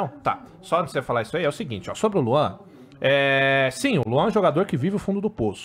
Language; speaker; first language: Portuguese; native; Portuguese